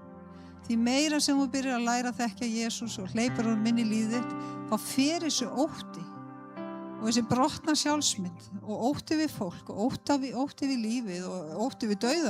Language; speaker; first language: Icelandic; native; Icelandic